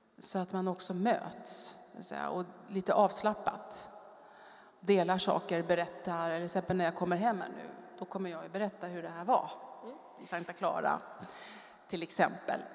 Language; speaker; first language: Swedish; native; Swedish